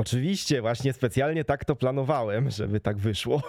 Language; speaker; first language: Polish; native; Polish